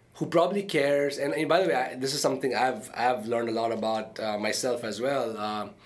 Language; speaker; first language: English; early bilingual, other home language; Arabic